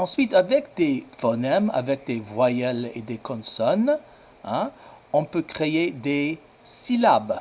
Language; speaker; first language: French; non-native, fluent; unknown